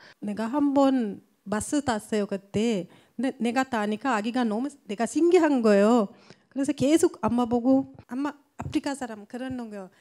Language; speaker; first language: Korean; non-native, fluent; Sinhala